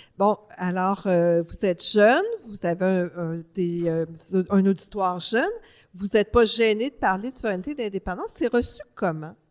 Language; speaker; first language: French; native; French